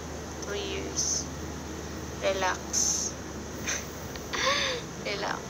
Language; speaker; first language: English; non-native, local second language; Filipino